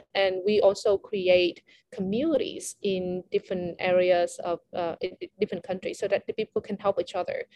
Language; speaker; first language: English; non-native, fluent; Vietnamese